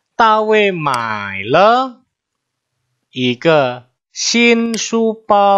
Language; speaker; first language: Chinese; non-native, fluent; Indonesian